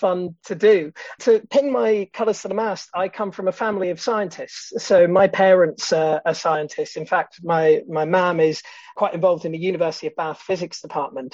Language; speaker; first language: English; native; English